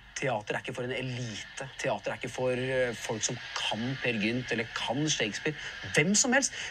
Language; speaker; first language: Norwegian; native; Norwegian